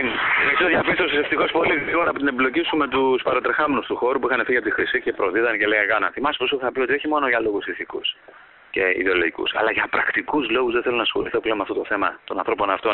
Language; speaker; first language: Greek; native; Greek